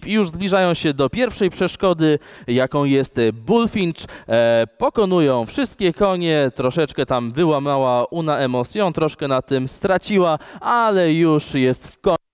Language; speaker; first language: Polish; native; Polish